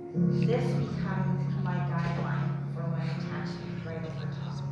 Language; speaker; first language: English; native; English